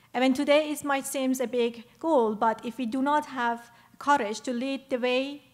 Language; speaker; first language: English; non-native, fluent; Persian